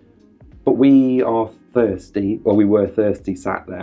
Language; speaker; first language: English; native; English